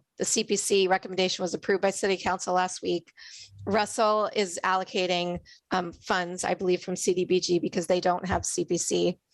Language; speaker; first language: English; native; English